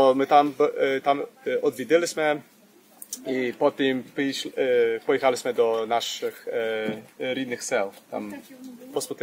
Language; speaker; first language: Polish; early bilingual, heritage; Polish